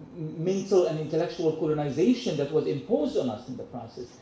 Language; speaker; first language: English; non-native, fluent; Arabic